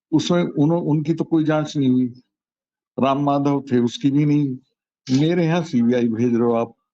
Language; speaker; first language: Hindi; native; Hindi